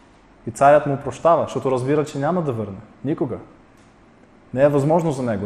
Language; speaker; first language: Bulgarian; non-native, fluent; Russian